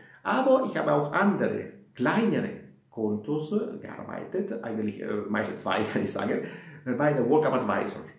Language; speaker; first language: German; non-native, fluent; Italian